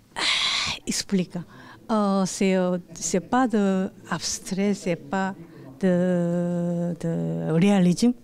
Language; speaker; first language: French; non-native, learner; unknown